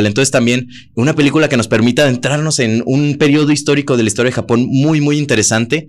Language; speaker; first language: Spanish; native; Spanish